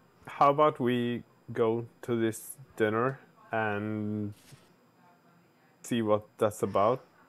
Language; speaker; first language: English; non-native, fluent; Norwegian